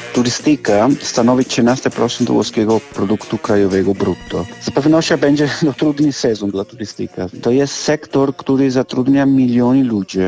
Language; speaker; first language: Polish; non-native, fluent; Italian